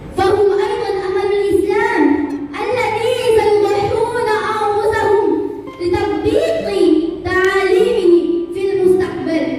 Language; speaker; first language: Arabic; non-native, learner; Indonesian